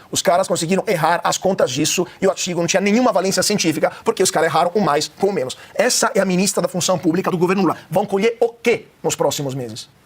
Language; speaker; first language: Portuguese; non-native, fluent; Italian